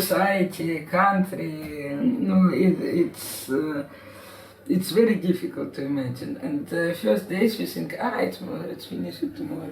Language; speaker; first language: English; non-native, learner; Ukrainian